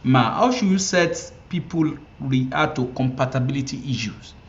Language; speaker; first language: English; non-native, local second language; Yoruba